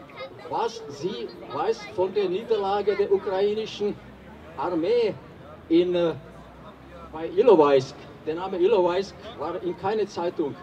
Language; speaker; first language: German; non-native, fluent; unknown